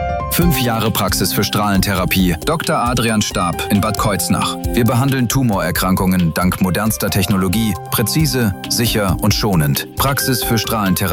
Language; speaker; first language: German; native; German